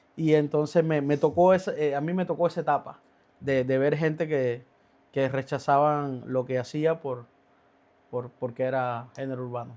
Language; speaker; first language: Spanish; native; Spanish